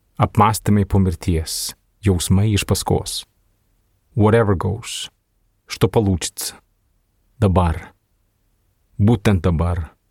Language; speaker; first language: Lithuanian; non-native, fluent; Swedish